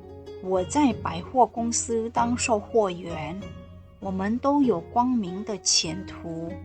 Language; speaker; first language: Chinese; non-native, fluent; Indonesian